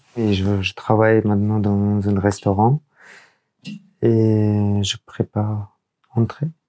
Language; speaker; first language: French; non-native, learner; Urdu